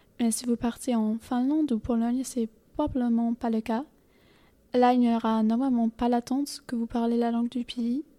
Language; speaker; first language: French; non-native, fluent; German